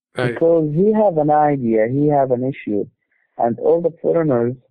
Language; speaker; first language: English; non-native, learner; Arabic